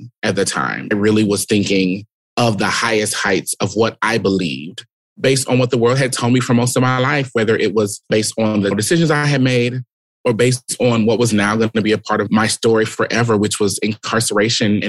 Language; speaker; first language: English; native; English